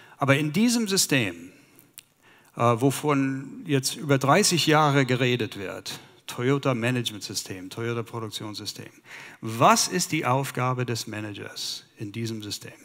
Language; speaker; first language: German; non-native, fluent; English